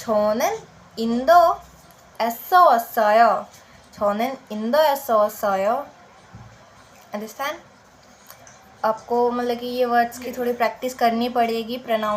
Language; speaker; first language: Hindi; native; Hindi